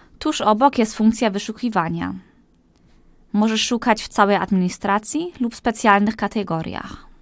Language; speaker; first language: Polish; early bilingual, heritage; Polish